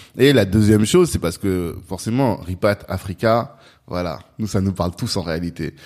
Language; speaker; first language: French; non-native, local second language; Sango